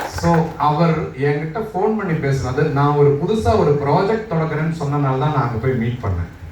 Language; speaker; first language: Tamil; non-native, local second language; Malayalam